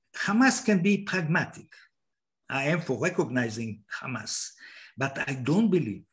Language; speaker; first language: English; non-native, fluent; Hebrew